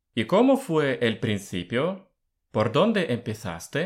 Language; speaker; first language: Spanish; non-native, fluent; Russian